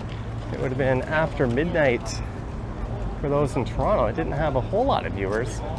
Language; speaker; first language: English; native; English